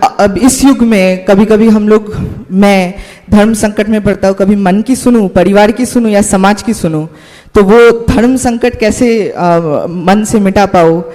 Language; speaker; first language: Hindi; non-native, local second language; Bangla